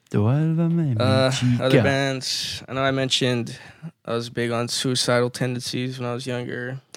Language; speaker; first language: English; early bilingual, other home language; Spanish